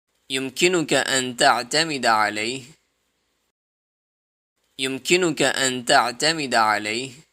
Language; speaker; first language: Arabic; non-native, fluent; Urdu